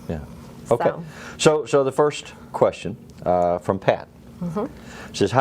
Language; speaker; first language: English; native; English